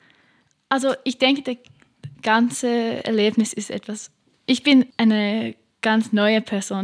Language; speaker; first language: German; non-native, learner; English